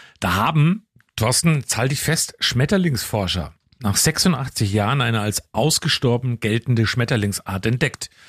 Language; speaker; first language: German; native; German